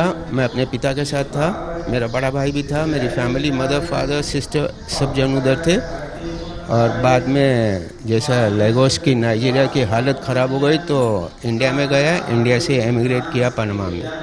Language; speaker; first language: Hindi; non-native, local second language; Sindhi